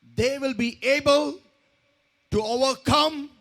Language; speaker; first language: English; non-native, local second language; Marathi